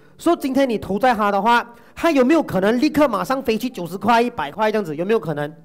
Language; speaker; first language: Chinese; non-native, local second language; Tamil